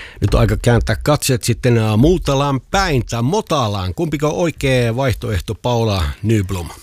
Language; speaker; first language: Finnish; native; Finnish